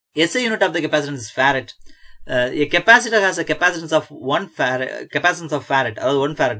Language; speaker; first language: English; non-native, local second language; Tamil